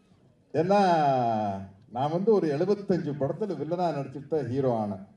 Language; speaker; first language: Tamil; native; Tamil